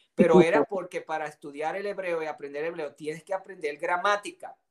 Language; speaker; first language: Spanish; native; Spanish